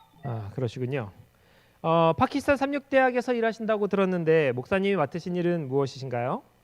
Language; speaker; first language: Korean; native; Korean